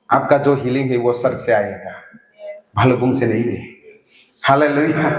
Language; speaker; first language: Hindi; non-native, local second language; Assamese